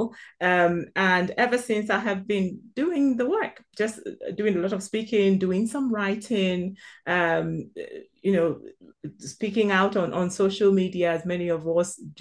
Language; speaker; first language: English; non-native, local second language; Igbo